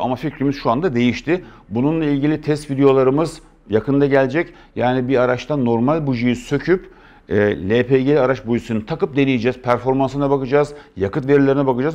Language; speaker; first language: Turkish; native; Turkish